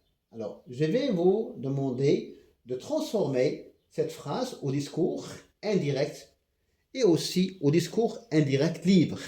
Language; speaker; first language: French; non-native, local second language; Arabic